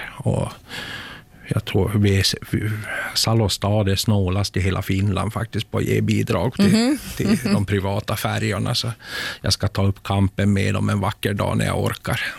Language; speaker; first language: Swedish; native; Swedish